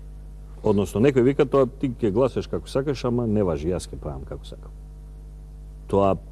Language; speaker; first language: Macedonian; native; Macedonian